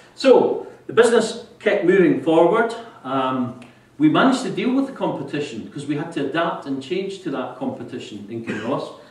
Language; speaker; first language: English; native; English